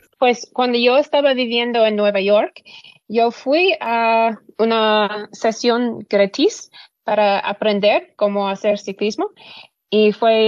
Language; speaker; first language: Spanish; non-native, learner; English